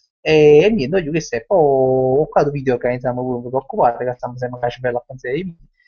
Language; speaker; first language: Italian; native; Italian